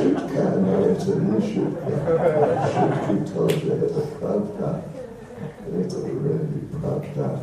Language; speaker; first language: Russian; non-native, learner; English